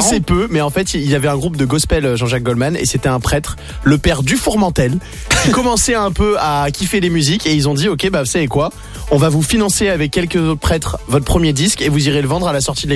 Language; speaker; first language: French; native; French